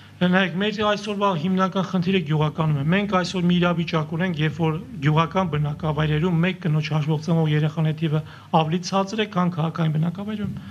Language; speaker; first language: Armenian; native; Armenian